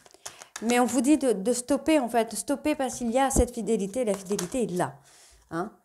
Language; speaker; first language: French; native; French